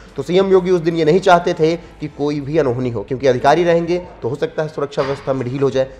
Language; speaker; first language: Hindi; native; Hindi